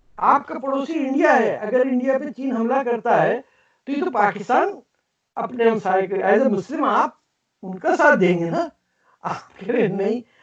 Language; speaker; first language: Urdu; native; Urdu